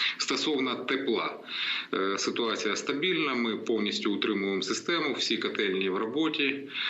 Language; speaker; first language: Ukrainian; native; Ukrainian